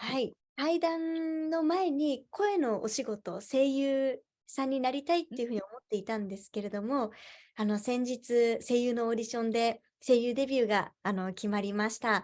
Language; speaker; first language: Japanese; native; Japanese